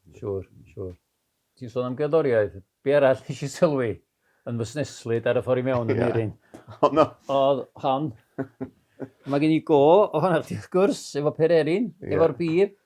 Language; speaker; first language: Welsh; native; Welsh